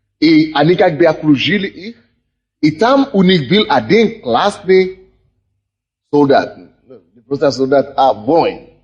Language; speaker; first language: Russian; non-native, fluent; Yoruba